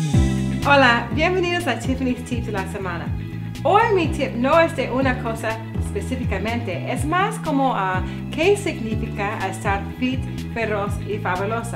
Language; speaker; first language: Spanish; non-native, learner; English